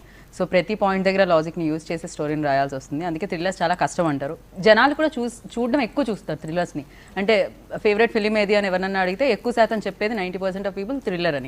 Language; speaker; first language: Telugu; native; Telugu